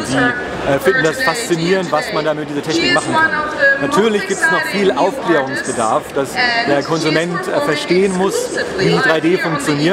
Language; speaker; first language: German; native; German